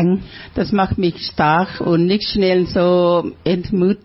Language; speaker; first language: German; non-native, fluent; Thai